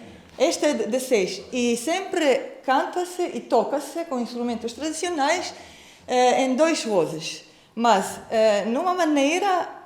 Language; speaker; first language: Portuguese; non-native, fluent; Croatian